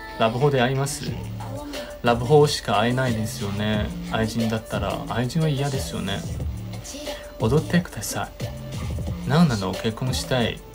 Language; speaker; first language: Japanese; non-native, fluent; Chinese